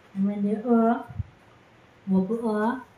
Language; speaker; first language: Indonesian; non-native, learner; Chinese